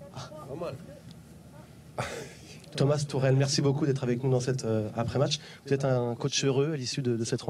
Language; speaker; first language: French; native; French